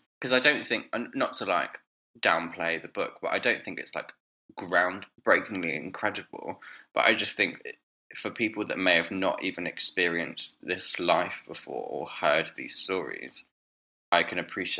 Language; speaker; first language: English; native; English